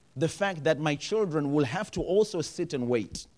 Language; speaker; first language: English; non-native, local second language; Shona